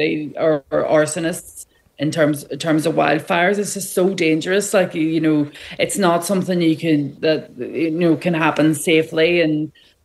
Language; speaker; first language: English; native; English